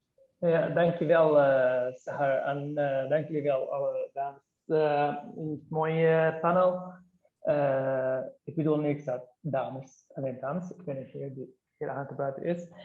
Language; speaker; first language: Dutch; non-native, fluent; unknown